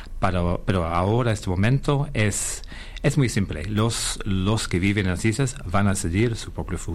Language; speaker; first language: Spanish; non-native, fluent; English